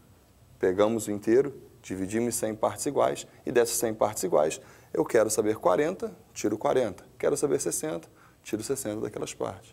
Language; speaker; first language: Portuguese; native; Portuguese